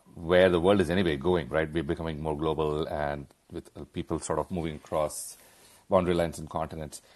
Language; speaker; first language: English; non-native, local second language; Hindi